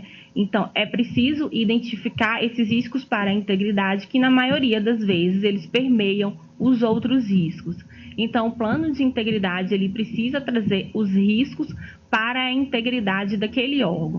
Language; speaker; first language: Portuguese; native; Portuguese